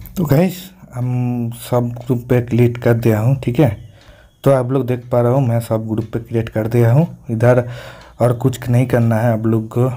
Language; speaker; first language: Hindi; non-native, local second language; Bangla